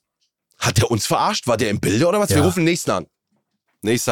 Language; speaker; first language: German; native; German